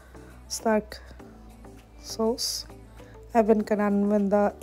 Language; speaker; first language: Swedish; non-native, learner; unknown